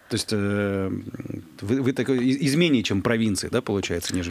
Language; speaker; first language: Russian; native; Russian